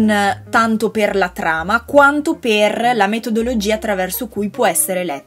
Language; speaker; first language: Italian; native; Italian